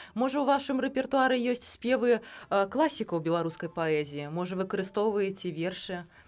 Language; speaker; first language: Belarusian; native; Belarusian